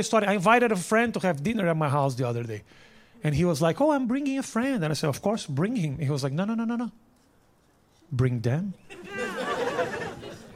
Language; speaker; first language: English; non-native, fluent; Portuguese